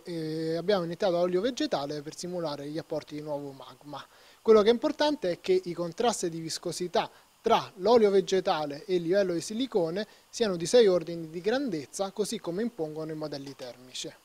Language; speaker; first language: Italian; native; Italian